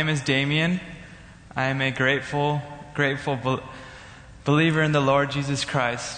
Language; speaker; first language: English; native; English